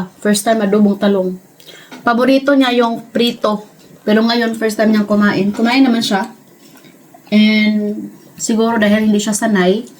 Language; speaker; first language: Filipino; non-native, local second language; Cebuano